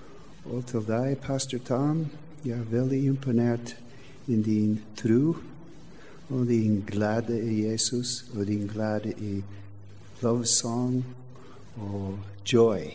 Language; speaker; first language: Norwegian; non-native, learner; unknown